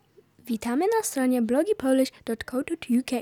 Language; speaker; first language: Polish; early bilingual, heritage; Polish